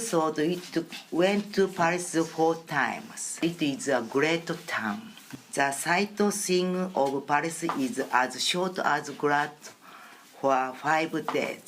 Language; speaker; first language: English; non-native, learner; Japanese